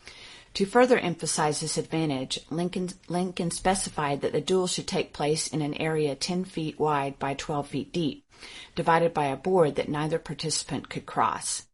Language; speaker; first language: English; native; English